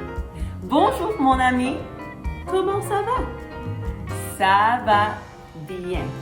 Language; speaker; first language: French; non-native, fluent; English